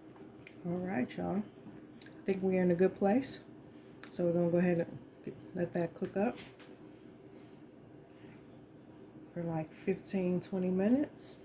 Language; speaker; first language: English; native; English